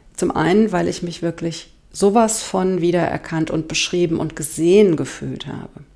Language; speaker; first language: German; native; German